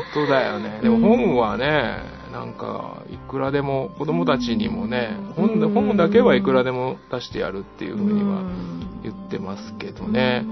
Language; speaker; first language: Japanese; native; Japanese